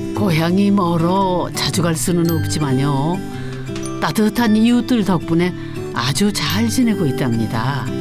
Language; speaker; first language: Korean; native; Korean